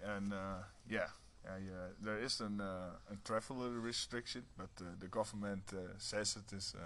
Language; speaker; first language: English; non-native, fluent; Dutch